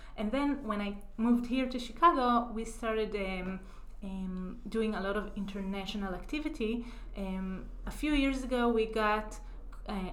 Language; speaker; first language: English; non-native, fluent; Hebrew